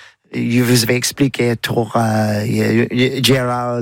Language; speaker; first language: French; non-native, learner; English